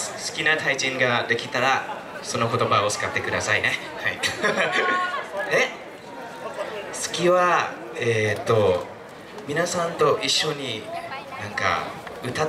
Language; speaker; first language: Japanese; non-native, fluent; Thai